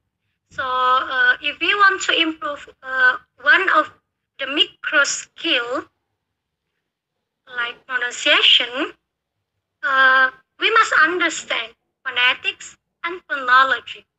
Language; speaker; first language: English; non-native, learner; Indonesian